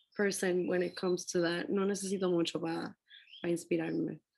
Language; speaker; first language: Spanish; native; Spanish